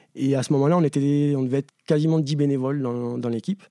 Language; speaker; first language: French; native; French